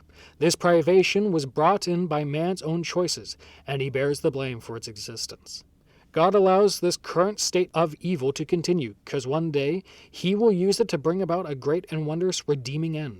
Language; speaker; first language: English; native; English